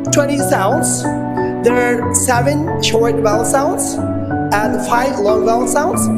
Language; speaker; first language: English; non-native, local second language; Bangla